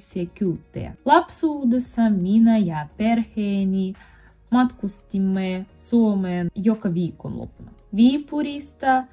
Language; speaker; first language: Finnish; non-native, learner; Russian